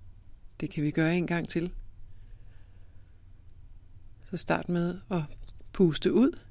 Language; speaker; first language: Danish; native; Danish